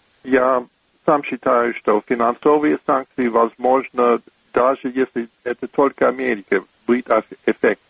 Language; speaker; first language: Russian; non-native, fluent; English